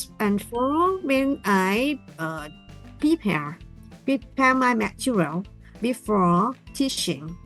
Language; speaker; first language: English; non-native, learner; Thai